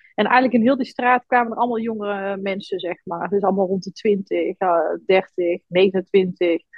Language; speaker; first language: Dutch; native; Dutch